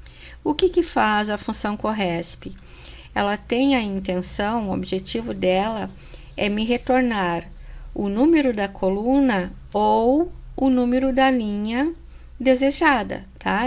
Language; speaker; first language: Portuguese; native; Portuguese